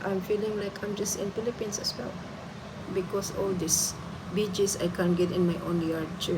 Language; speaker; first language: English; non-native, local second language; Filipino